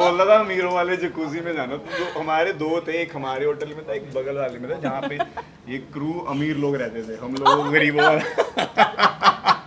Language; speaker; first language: Hindi; native; Hindi